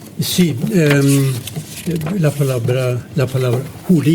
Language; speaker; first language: Spanish; non-native, fluent; Norwegian